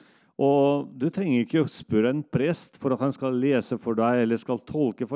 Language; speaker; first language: Norwegian; non-native, fluent; Russian